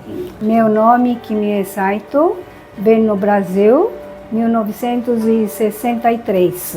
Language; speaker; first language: Portuguese; non-native, learner; Japanese